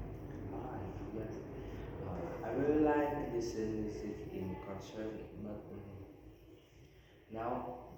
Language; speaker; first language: English; non-native, learner; Vietnamese